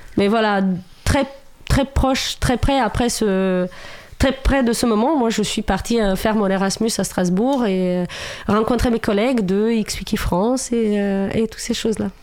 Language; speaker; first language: French; non-native, fluent; Romanian